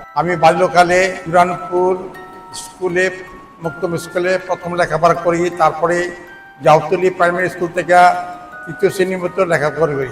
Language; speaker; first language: Bangla; native; Bangla